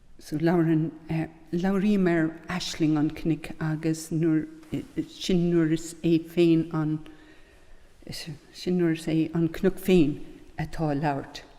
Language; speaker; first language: Irish; native; Irish